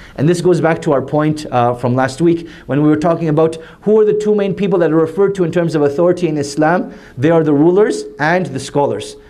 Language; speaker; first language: English; native; English